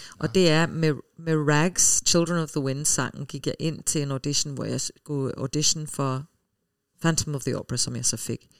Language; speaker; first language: Danish; early bilingual, heritage; Danish